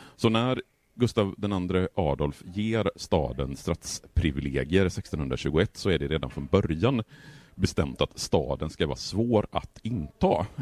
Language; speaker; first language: Swedish; native; Swedish